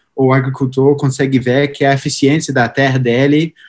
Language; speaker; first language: Portuguese; non-native, fluent; English